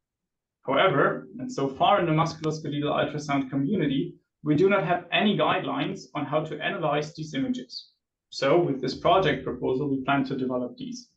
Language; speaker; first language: English; non-native, fluent; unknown